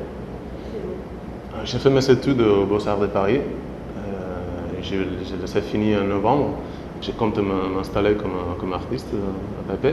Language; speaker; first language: French; non-native, fluent; Spanish